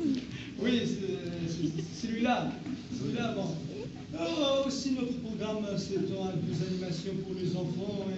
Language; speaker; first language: French; non-native, local second language; Arabic